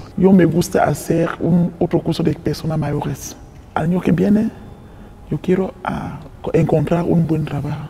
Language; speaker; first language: Spanish; non-native, learner; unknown